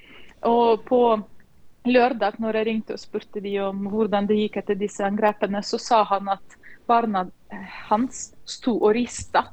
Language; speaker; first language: Norwegian; non-native, fluent; Ukrainian